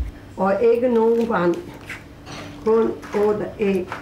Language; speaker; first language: Danish; non-native, fluent; Italian